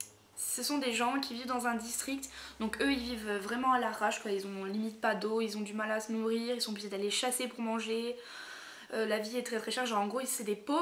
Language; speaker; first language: French; native; French